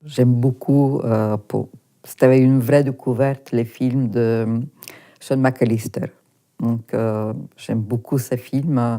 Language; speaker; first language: French; non-native, fluent; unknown